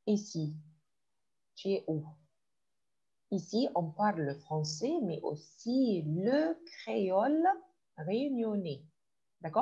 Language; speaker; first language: French; non-native, fluent; Arabic